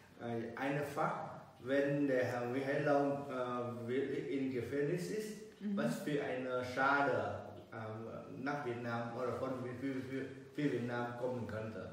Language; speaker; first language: German; non-native, learner; Vietnamese